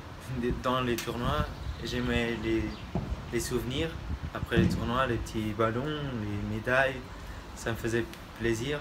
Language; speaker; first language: French; early bilingual, other home language; Portuguese